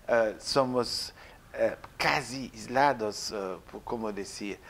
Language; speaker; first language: Spanish; non-native, learner; French